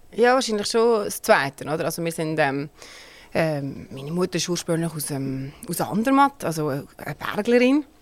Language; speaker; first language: German; native; German